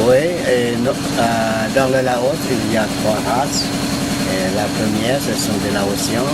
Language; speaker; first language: French; non-native, fluent; Lao